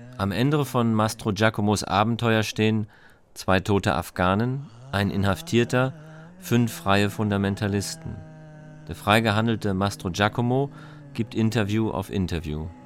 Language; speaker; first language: German; native; German